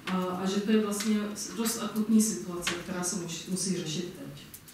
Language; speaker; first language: Czech; non-native, fluent; Arabic